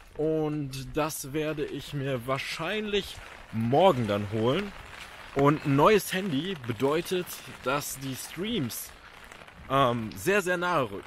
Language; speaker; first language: German; native; German